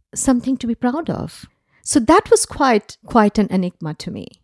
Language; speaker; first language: English; non-native, local second language; Bangla